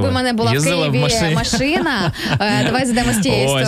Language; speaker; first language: Ukrainian; native; Ukrainian